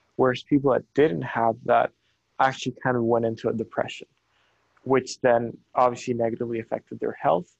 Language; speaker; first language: English; non-native, fluent; Spanish